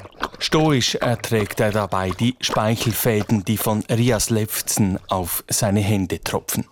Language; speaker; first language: German; native; German